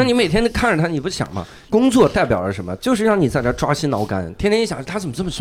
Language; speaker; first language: Chinese; native; Chinese